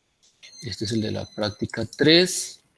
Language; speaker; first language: Spanish; native; Spanish